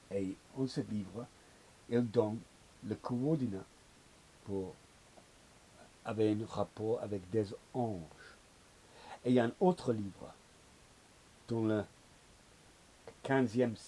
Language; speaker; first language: French; non-native, learner; English